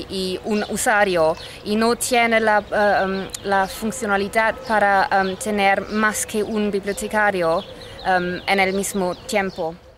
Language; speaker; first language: Spanish; non-native, fluent; English